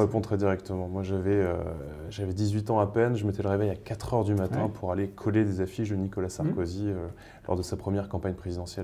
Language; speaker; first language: French; native; French